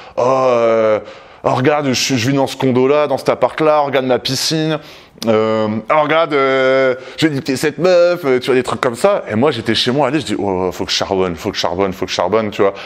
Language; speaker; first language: French; native; French